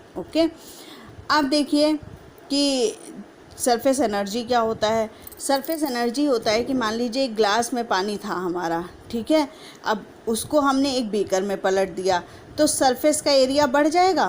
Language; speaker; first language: Hindi; native; Hindi